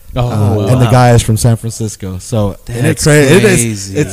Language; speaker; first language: English; native; English